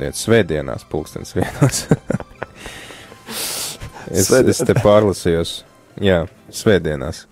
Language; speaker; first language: Latvian; native; Latvian